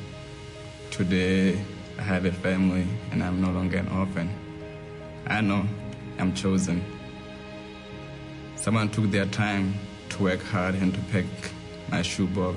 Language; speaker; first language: English; non-native, local second language; Southern Sotho